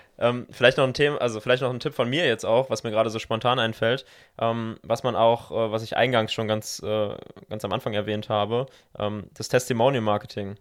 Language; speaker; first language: German; native; German